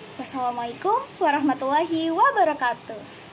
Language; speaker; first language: Indonesian; native; Indonesian